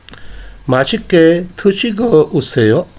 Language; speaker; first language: Korean; non-native, fluent; Urdu